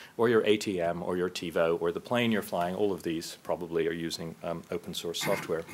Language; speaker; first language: English; native; English